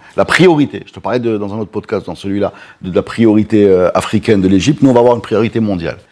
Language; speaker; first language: French; non-native, local second language; Arabic